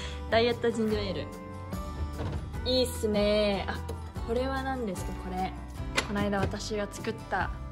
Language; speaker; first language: Japanese; native; Japanese